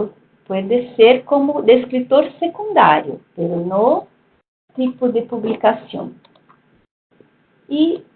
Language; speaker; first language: Spanish; non-native, fluent; Portuguese